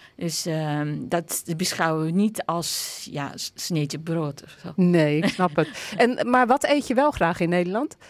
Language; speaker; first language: Dutch; non-native, fluent; Japanese